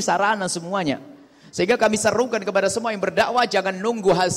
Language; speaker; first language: Indonesian; native; Indonesian